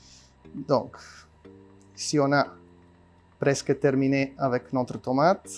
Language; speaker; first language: French; non-native, learner; Italian